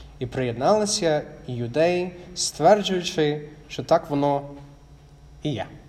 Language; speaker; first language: Ukrainian; non-native, fluent; English